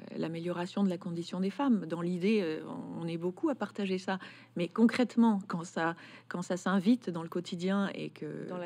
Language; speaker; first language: French; native; French